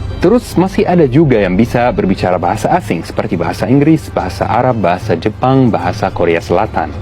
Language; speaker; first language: Indonesian; non-native, fluent; Arabic